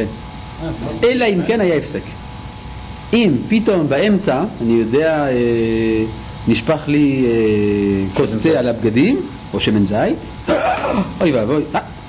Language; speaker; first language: Hebrew; native; Hebrew